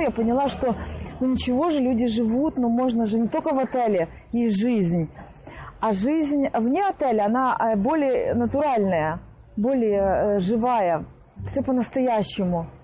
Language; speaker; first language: Russian; native; Russian